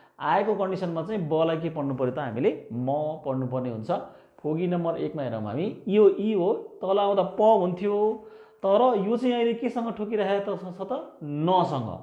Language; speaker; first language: Nepali; native; Nepali